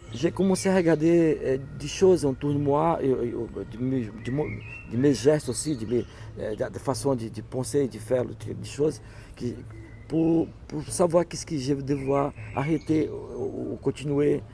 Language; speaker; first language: French; non-native, learner; Portuguese